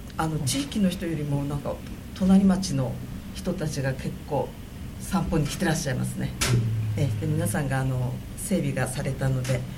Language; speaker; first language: Japanese; native; Japanese